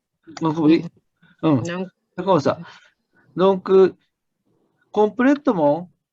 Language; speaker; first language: French; non-native, learner; Japanese